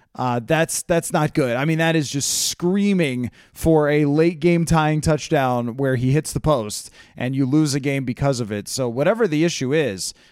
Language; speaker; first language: English; native; English